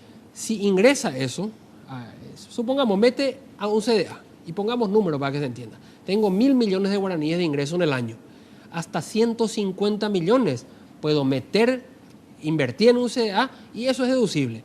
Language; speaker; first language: Spanish; native; Spanish